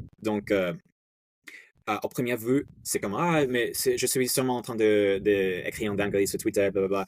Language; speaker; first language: French; non-native, fluent; English